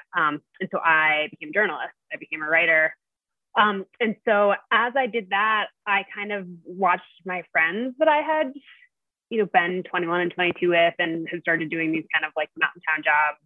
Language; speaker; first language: English; native; English